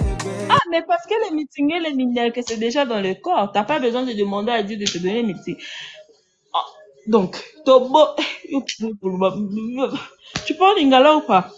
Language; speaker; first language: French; non-native, local second language; Lingala